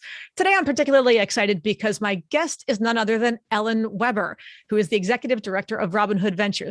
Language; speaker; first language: English; native; English